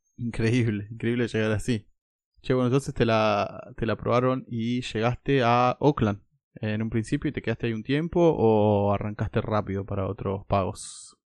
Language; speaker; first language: Spanish; native; Spanish